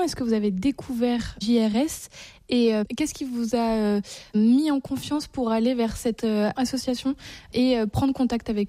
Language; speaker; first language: French; native; French